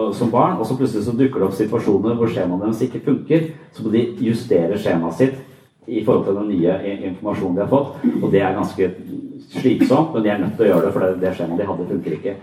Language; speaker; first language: Norwegian; native; Norwegian